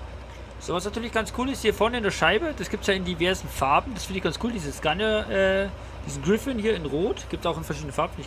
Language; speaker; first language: German; native; German